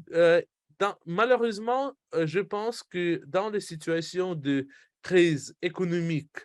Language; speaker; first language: French; non-native, fluent; Russian